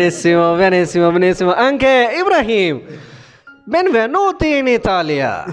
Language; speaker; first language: Italian; non-native, learner; Urdu